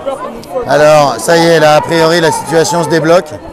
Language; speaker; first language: French; native; French